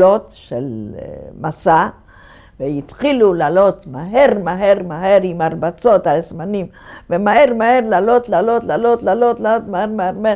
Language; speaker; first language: Hebrew; non-native, fluent; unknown